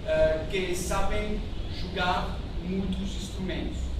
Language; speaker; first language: Portuguese; non-native, learner; French